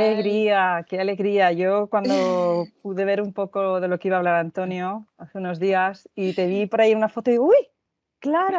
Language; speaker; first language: Spanish; native; Spanish